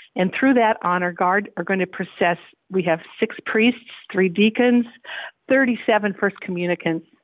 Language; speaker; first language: English; native; English